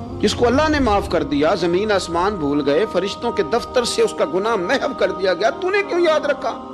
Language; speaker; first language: Urdu; non-native, local second language; Punjabi